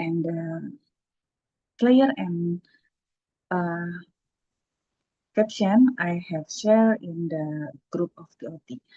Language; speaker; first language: English; non-native, learner; Indonesian